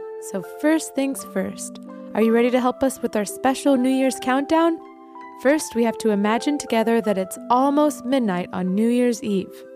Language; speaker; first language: English; native; English